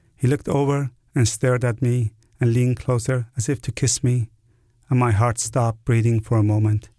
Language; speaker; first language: English; non-native, fluent; Persian